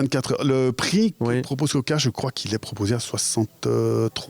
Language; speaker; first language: French; native; French